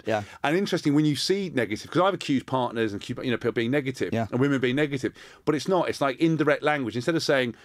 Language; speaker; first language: English; native; English